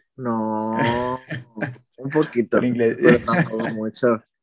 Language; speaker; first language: Spanish; native; Spanish